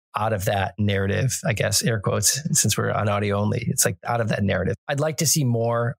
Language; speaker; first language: English; native; English